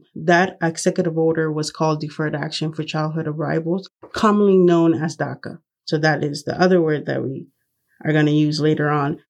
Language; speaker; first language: English; early bilingual, other home language; Spanish